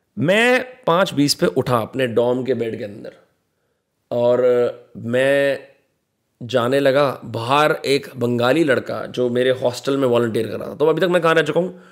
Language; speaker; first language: Hindi; native; Hindi